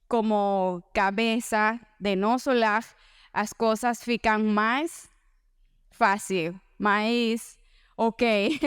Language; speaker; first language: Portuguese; non-native, learner; Spanish